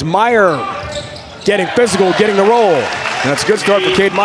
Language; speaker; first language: English; native; English